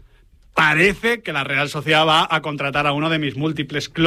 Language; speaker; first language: Spanish; native; Spanish